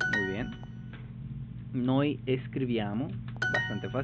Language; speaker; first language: Italian; non-native, learner; Spanish